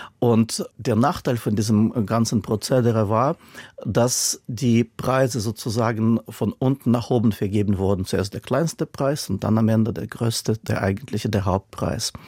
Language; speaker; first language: German; non-native, fluent; Russian